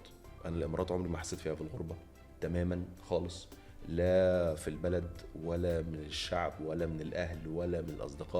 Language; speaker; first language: Arabic; native; Arabic